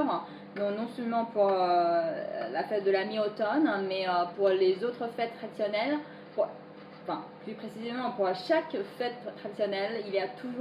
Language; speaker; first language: French; non-native, fluent; Chinese